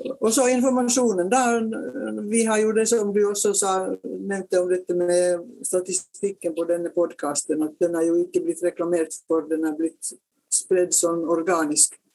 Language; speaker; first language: Norwegian; non-native, fluent; Finnish